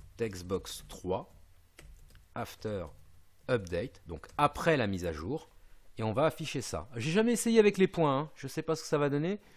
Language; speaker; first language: French; native; French